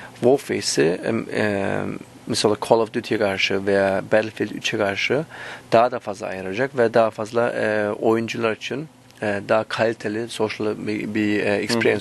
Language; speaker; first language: Turkish; early bilingual, heritage; Turkish